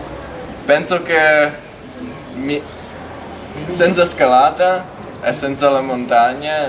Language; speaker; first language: Italian; non-native, fluent; Czech